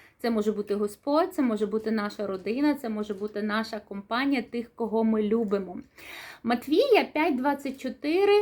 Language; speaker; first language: Ukrainian; non-native, local second language; Russian